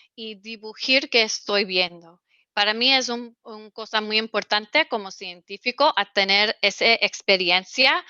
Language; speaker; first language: Spanish; non-native, fluent; English